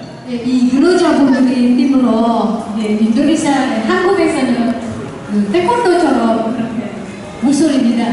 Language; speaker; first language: Korean; non-native, fluent; Indonesian